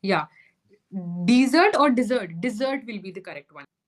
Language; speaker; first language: English; non-native, local second language; Hindi